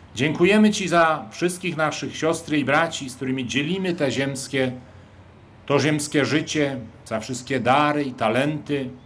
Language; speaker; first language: Polish; native; Polish